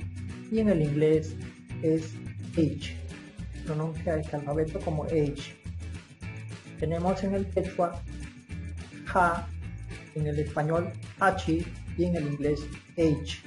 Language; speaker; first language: Spanish; non-native, local second language; Quechua